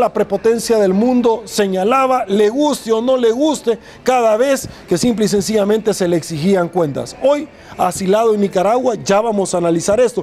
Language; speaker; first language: Spanish; native; Spanish